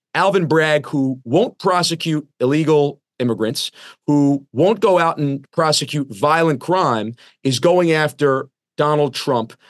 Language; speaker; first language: English; native; English